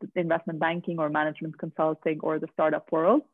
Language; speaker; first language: English; non-native, fluent; Arabic